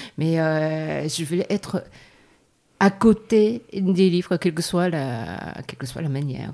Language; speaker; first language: French; non-native, fluent; Japanese